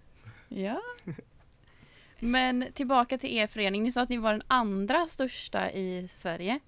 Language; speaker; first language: Swedish; native; Swedish